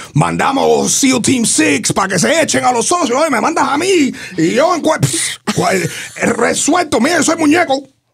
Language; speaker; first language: Spanish; native; Spanish